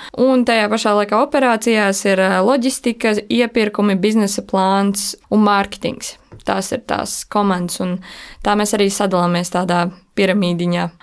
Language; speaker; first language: Latvian; native; Latvian